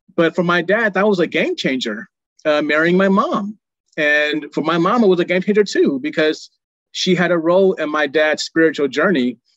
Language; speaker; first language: English; native; English